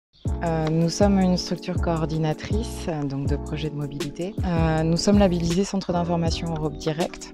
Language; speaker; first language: French; native; French